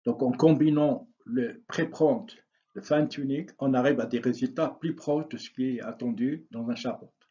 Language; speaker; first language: French; non-native, local second language; Arabic